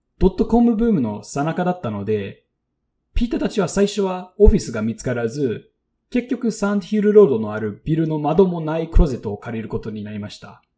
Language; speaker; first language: Japanese; non-native, fluent; English